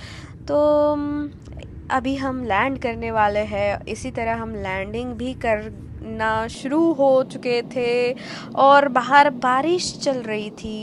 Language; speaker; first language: Hindi; non-native, local second language; Marathi